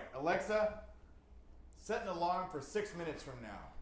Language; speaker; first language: English; native; English